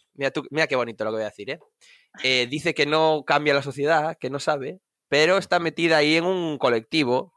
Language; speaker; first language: Spanish; native; Spanish